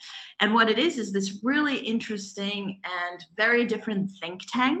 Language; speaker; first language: English; non-native, fluent; Russian